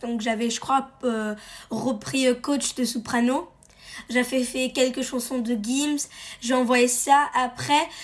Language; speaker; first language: French; early bilingual, heritage; French